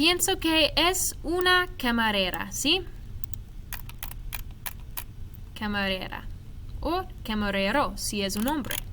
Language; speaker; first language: Spanish; non-native, fluent; English